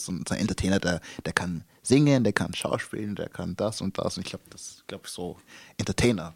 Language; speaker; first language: German; early bilingual, other home language; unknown